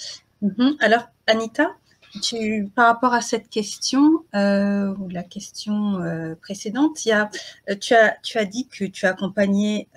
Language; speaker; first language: French; native; French